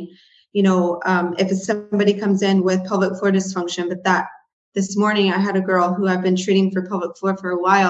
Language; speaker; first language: English; native; English